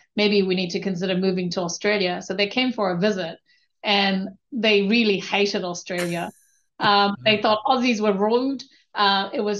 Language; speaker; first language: English; non-native, local second language; Korean